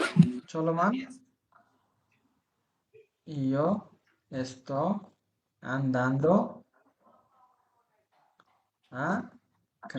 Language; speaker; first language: Italian; non-native, fluent; Bangla